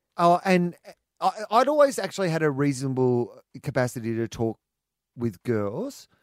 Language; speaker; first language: English; native; English